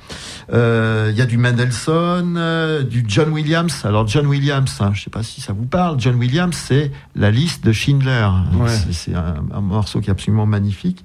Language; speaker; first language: French; native; French